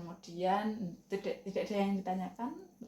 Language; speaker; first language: Indonesian; native; Indonesian